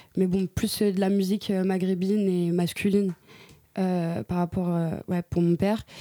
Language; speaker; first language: French; native; French